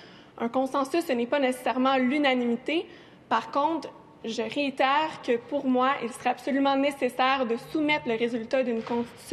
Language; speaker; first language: French; native; French